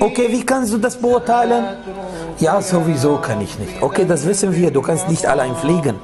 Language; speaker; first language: German; non-native, fluent; Arabic